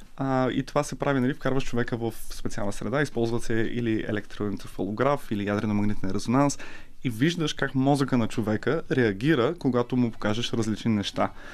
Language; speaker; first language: Bulgarian; native; Bulgarian